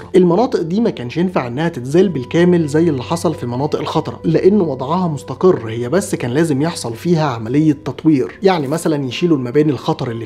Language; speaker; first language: Arabic; native; Arabic